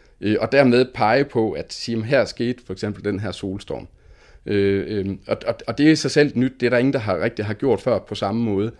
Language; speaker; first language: Danish; native; Danish